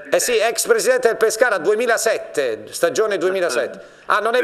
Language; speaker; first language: Italian; native; Italian